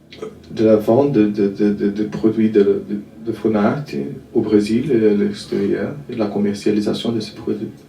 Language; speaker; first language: French; non-native, fluent; Portuguese